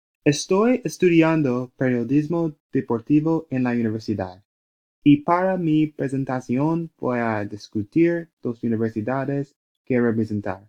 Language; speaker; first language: Spanish; non-native, learner; English